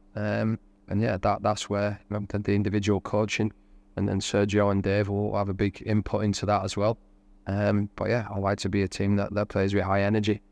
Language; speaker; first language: English; native; English